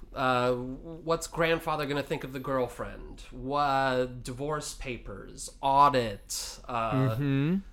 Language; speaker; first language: English; native; English